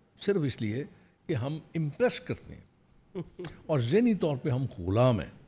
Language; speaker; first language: Urdu; non-native, local second language; Punjabi